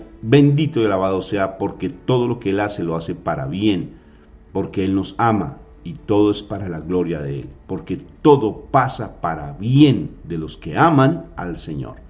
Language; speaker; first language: Spanish; native; Spanish